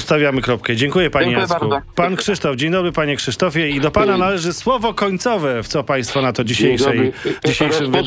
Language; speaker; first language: Polish; native; Polish